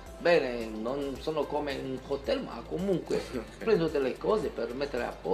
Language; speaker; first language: Italian; non-native, fluent; Romanian